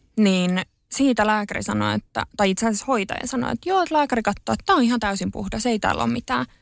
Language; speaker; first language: Finnish; native; Finnish